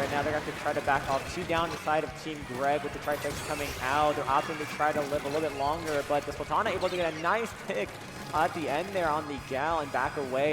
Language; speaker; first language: English; native; English